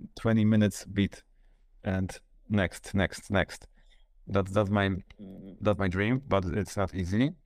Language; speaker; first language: English; non-native, fluent; Polish